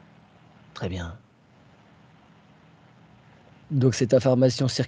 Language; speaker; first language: French; native; French